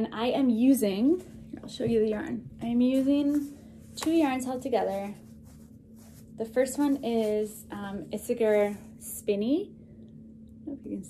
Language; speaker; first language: English; native; English